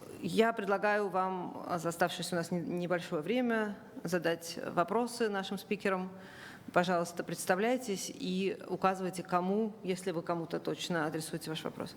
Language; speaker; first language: Russian; native; Russian